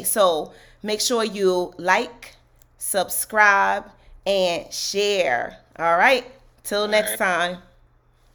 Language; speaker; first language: English; native; English